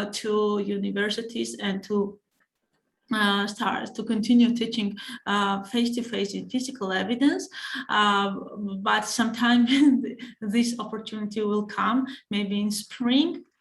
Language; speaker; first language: English; non-native, fluent; Georgian